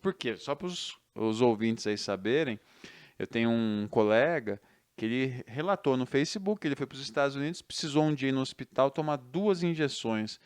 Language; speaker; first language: Portuguese; native; Portuguese